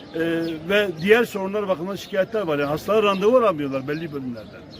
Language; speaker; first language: Turkish; native; Turkish